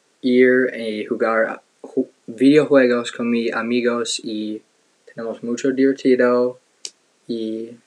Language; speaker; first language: Spanish; non-native, learner; English